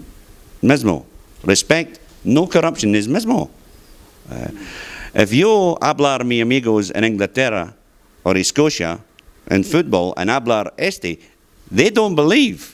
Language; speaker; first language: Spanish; non-native, learner; English